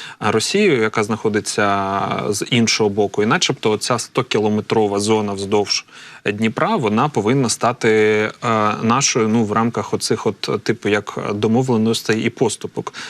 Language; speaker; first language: Ukrainian; native; Ukrainian